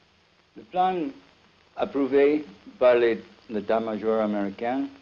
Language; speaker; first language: French; non-native, fluent; English